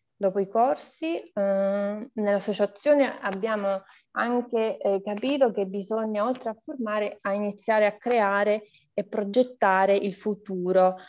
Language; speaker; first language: Italian; non-native, fluent; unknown